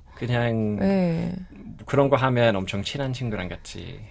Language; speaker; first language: Korean; non-native, learner; English